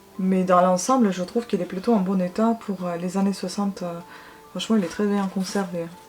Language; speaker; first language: French; non-native, fluent; Russian